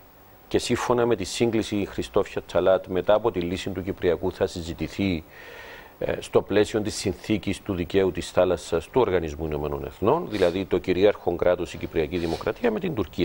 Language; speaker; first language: Greek; native; Greek